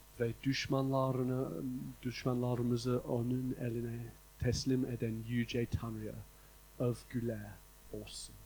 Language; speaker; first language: Turkish; non-native, fluent; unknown